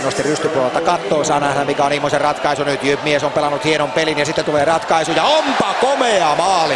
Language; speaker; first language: Finnish; native; Finnish